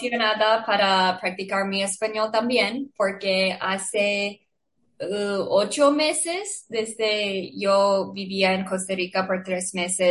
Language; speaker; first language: Spanish; non-native, learner; English